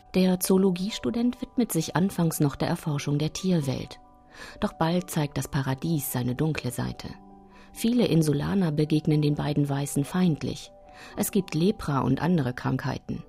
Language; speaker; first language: German; native; German